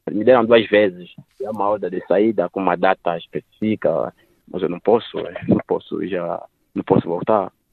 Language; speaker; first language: Portuguese; early bilingual, other home language; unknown